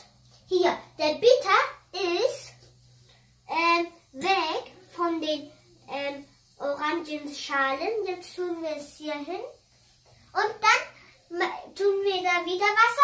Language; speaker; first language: German; non-native, fluent; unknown